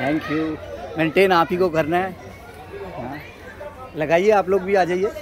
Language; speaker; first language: Hindi; native; Hindi